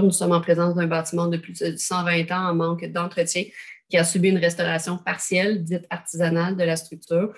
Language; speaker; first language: French; native; French